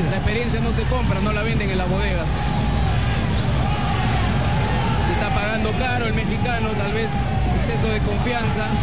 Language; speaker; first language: Spanish; native; Spanish